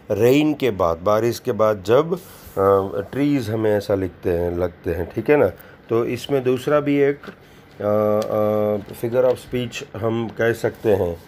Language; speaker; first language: Hindi; non-native, local second language; Gujarati